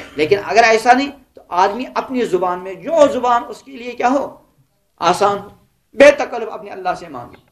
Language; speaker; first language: Urdu; non-native, local second language; Kashmiri